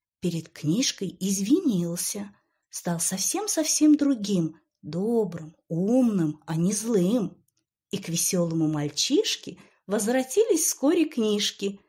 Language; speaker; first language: Russian; non-native, local second language; Azerbaijani